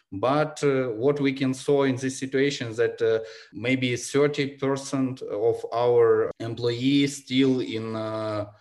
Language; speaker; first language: English; non-native, learner; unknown